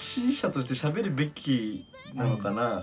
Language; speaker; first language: Japanese; native; Japanese